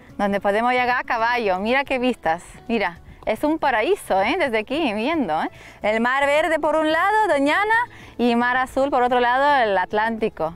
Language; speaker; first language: Spanish; non-native, fluent; Lithuanian